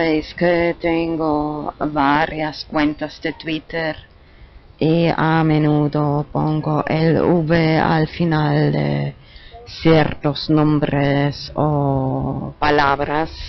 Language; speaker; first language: Spanish; non-native, learner; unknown